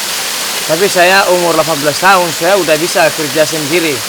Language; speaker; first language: Indonesian; non-native, local second language; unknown